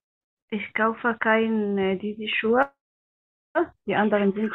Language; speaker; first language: German; non-native, learner; Arabic